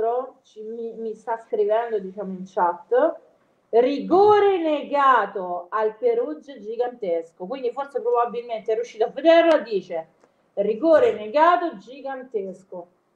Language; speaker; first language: Italian; native; Italian